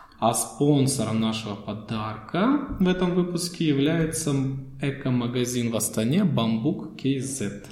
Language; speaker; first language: Russian; native; Russian